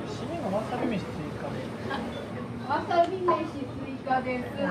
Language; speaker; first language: Japanese; native; Japanese